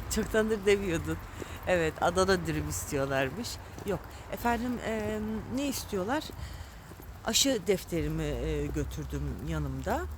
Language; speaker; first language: Turkish; early bilingual, heritage; Turkish